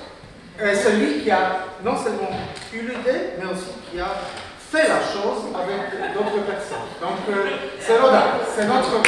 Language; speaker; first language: French; non-native, fluent; Polish